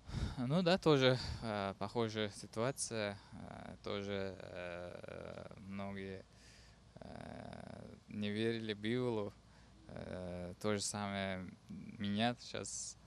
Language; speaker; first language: Russian; non-native, learner; Uzbek